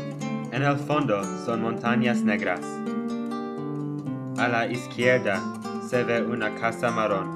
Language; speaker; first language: Spanish; non-native, learner; English